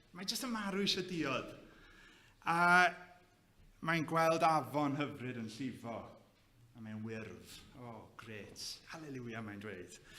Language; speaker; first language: Welsh; native; Welsh